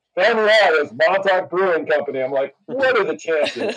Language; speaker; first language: English; native; English